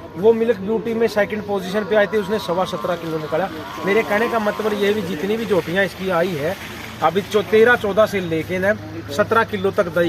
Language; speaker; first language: Hindi; native; Hindi